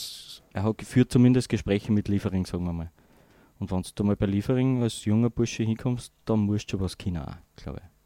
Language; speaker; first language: German; native; German